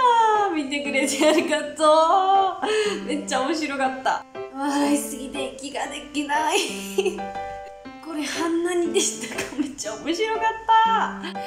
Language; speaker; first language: Japanese; non-native, learner; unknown